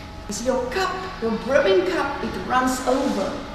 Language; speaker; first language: English; non-native, local second language; Afrikaans